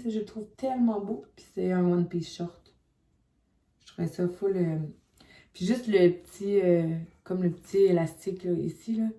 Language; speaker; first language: French; native; French